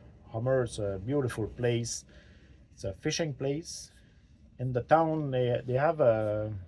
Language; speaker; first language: English; non-native, learner; French